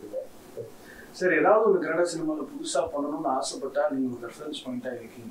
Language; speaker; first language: Tamil; native; Tamil